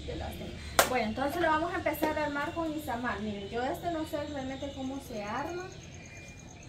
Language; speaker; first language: Spanish; native; Spanish